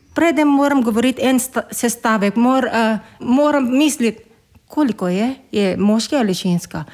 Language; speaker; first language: Slovenian; non-native, learner; Filipino